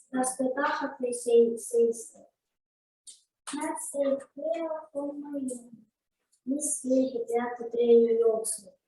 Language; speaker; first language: Estonian; non-native, learner; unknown